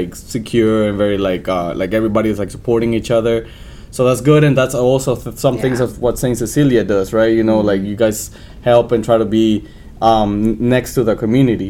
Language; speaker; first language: English; non-native, fluent; Spanish